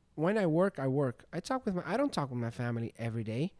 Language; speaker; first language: English; non-native, fluent; Greek